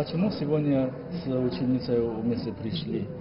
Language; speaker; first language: Russian; non-native, fluent; Chinese